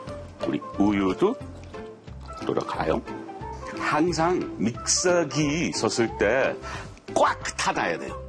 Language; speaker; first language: Korean; non-native, learner; English